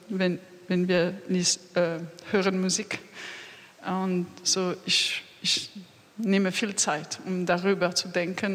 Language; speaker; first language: German; non-native, learner; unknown